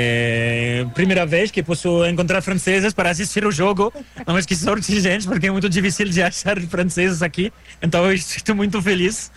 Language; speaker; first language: Portuguese; non-native, fluent; French